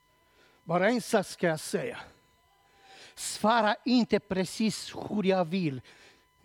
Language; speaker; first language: Swedish; non-native, learner; Romanian